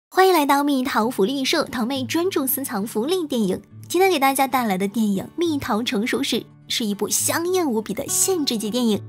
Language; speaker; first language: Chinese; native; Chinese